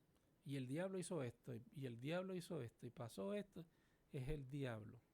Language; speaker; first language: Spanish; native; Spanish